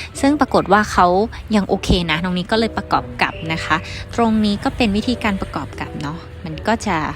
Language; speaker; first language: Thai; native; Thai